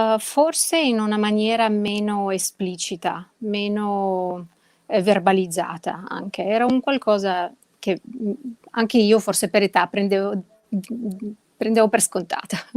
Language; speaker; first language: Italian; non-native, fluent; Russian